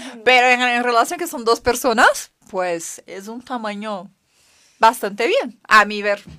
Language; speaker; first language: Spanish; non-native, fluent; Portuguese